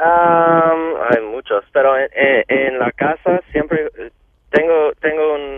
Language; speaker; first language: Spanish; non-native, local second language; English